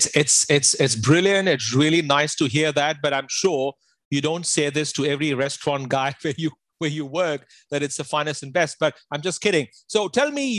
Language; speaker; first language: English; non-native, local second language; Punjabi